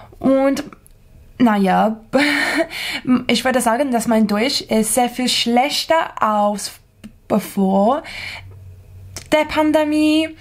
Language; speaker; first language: German; non-native, learner; English